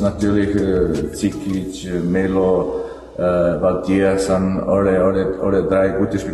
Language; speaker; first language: German; non-native, fluent; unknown